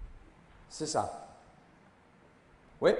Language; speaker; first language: French; non-native, learner; Spanish